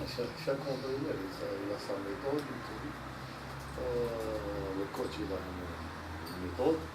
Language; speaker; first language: French; non-native, local second language; Arabic